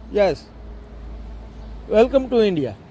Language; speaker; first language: English; non-native, learner; Gujarati